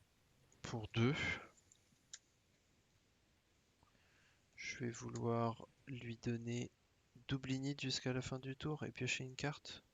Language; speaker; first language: French; native; French